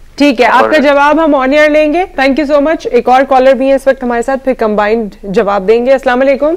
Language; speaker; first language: Urdu; native; Urdu